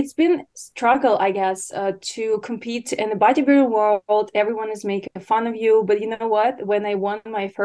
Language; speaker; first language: English; non-native, fluent; Ukrainian